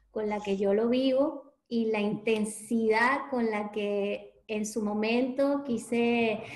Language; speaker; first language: Spanish; native; Spanish